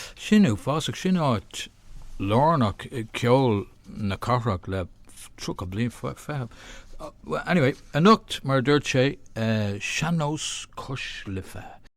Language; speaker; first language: Irish; non-native, local second language; English